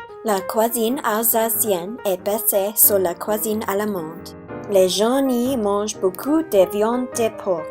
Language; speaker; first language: French; non-native, learner; English